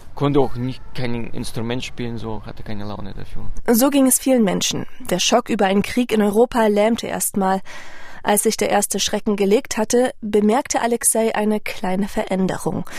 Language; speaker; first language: German; non-native, fluent; Russian